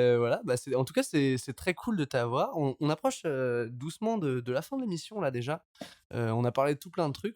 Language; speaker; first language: French; native; French